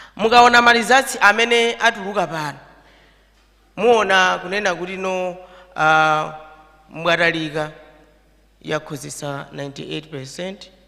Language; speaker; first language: Nyanja; native; Nyanja